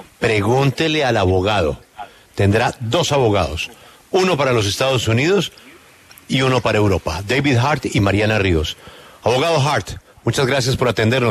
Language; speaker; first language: Spanish; native; Spanish